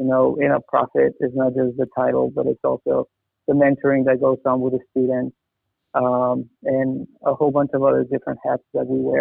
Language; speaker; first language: English; early bilingual, other home language; Spanish